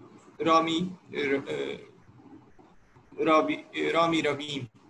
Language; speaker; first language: Persian; non-native, learner; Urdu